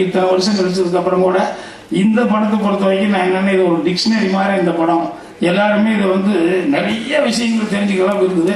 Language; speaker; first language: Tamil; native; Tamil